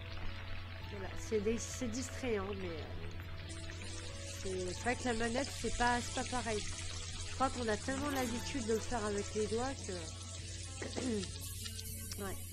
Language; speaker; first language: French; native; French